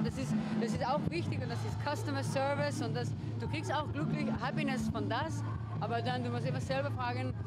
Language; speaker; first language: German; non-native, learner; English